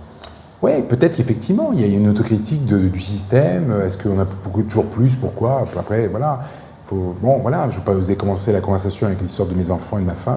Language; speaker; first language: French; native; French